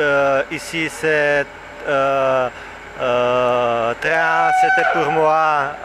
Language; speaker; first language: French; non-native, learner; Czech